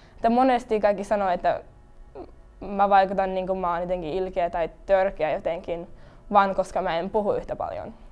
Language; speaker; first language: Finnish; native; Finnish